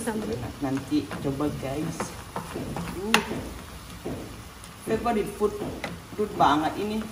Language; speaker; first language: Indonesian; native; Indonesian